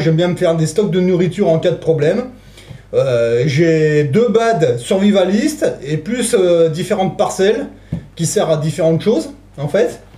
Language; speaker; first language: French; native; French